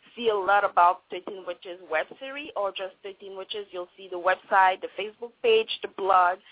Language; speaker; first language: English; non-native, fluent; French